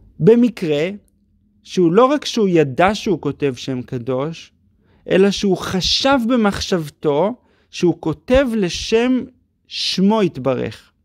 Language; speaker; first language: Hebrew; native; Hebrew